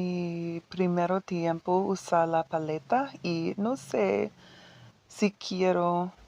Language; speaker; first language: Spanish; non-native, learner; English